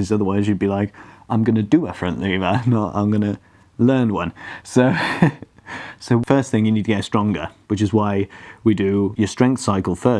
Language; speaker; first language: English; native; English